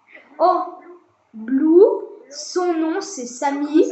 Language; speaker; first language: French; native; French